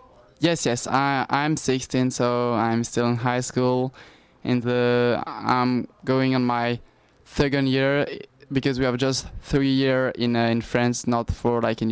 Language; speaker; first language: English; non-native, learner; French